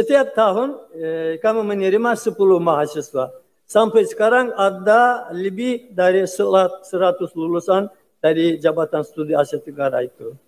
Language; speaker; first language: Indonesian; non-native, fluent; Azerbaijani